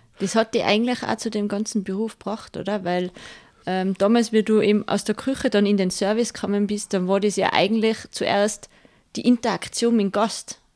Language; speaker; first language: German; native; German